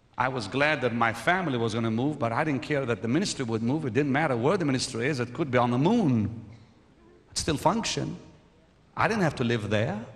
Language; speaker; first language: English; non-native, fluent; Arabic